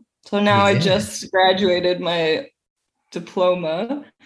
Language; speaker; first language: English; native; English